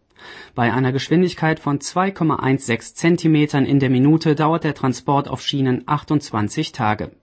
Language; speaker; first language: German; native; German